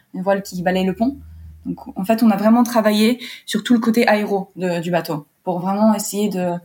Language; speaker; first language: French; early bilingual, heritage; French